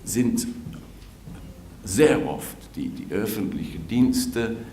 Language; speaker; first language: German; non-native, fluent; English